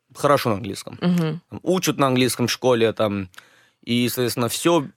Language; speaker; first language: Russian; early bilingual, other home language; English